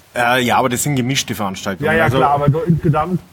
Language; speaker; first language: German; native; German